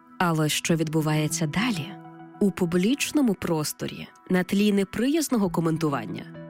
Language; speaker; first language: Ukrainian; native; Ukrainian